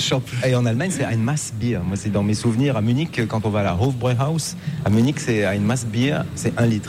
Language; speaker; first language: French; native; French